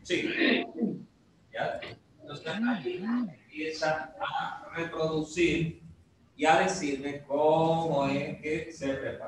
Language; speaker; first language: Spanish; native; Spanish